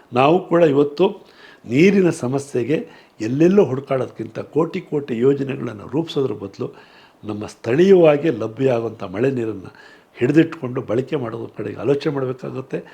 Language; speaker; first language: Kannada; native; Kannada